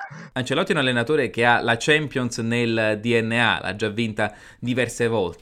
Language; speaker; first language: Italian; native; Italian